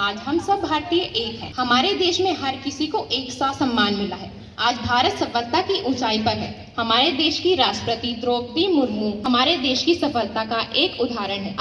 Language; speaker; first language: Hindi; native; Hindi